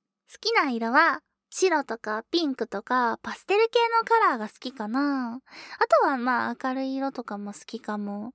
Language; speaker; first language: Japanese; native; Japanese